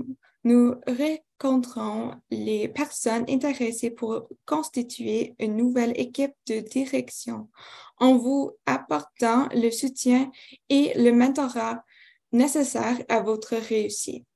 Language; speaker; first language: French; non-native, local second language; English